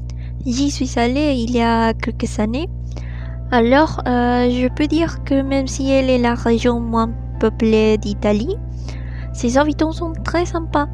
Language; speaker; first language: French; non-native, learner; Spanish